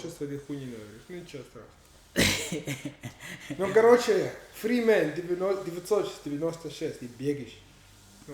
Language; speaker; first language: Russian; non-native, learner; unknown